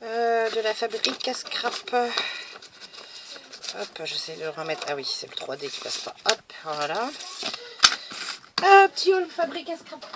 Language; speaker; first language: French; native; French